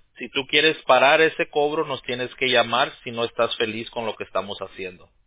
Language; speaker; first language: Spanish; early bilingual, heritage; Spanish